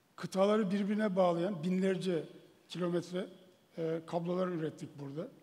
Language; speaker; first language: Turkish; native; Turkish